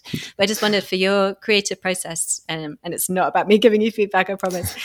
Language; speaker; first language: English; native; English